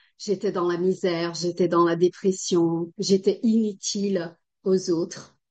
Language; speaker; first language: French; non-native, fluent; Portuguese